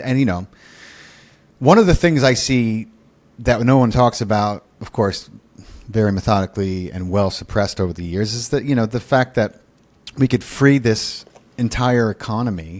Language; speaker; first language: English; native; English